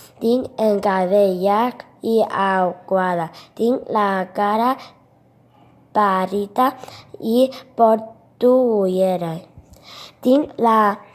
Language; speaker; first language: Catalan; early bilingual, other home language; Chinese